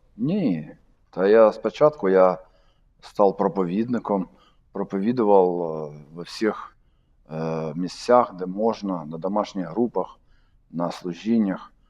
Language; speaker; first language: Ukrainian; non-native, local second language; Russian